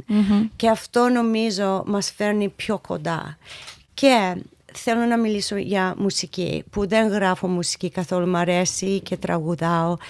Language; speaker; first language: Greek; early bilingual, heritage; Greek